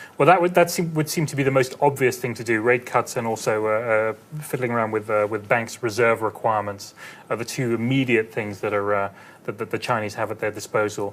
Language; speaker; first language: English; native; English